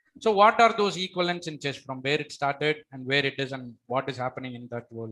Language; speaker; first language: English; non-native, local second language; Tamil